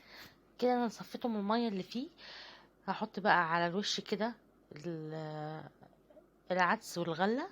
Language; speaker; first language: Arabic; native; Arabic